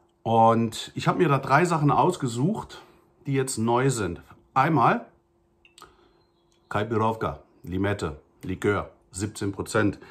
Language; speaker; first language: German; native; German